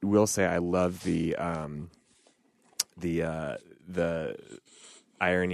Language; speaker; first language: English; native; English